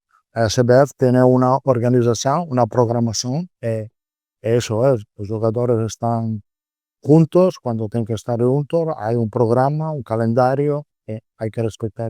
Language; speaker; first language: Portuguese; non-native, learner; Italian